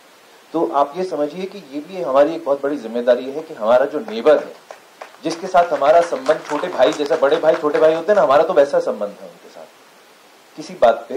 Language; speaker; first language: Hindi; native; Hindi